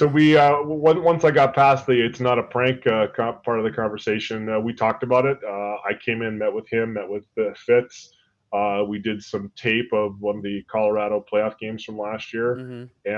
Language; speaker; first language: English; native; English